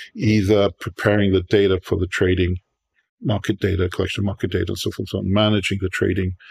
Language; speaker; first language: English; native; English